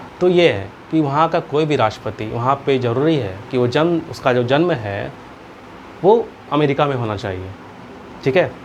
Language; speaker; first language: Hindi; native; Hindi